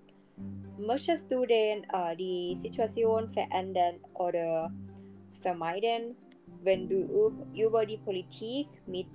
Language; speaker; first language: German; non-native, learner; Thai